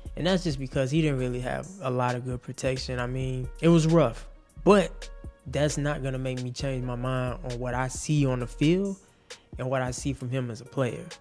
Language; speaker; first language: English; native; English